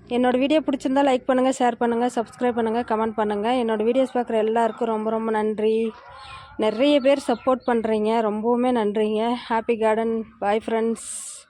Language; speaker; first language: Tamil; non-native, local second language; Telugu